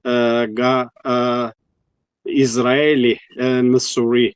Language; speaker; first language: Albanian; non-native, fluent; Turkish